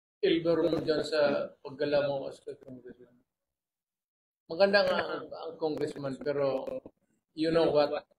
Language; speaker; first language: Filipino; non-native, local second language; Cebuano